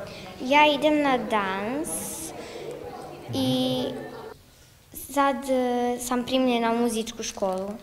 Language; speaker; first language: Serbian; non-native, local second language; Romanian